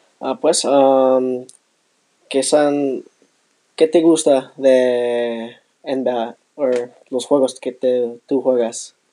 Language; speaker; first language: Spanish; non-native, learner; English